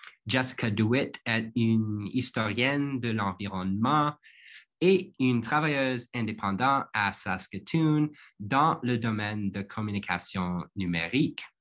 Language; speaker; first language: French; non-native, fluent; English